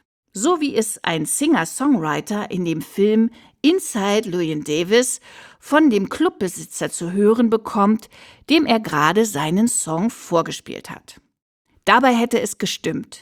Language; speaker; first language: German; native; German